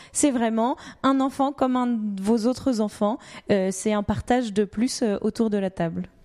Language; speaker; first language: French; native; French